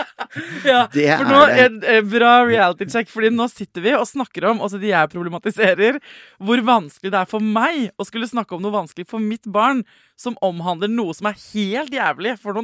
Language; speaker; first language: Norwegian; native; Norwegian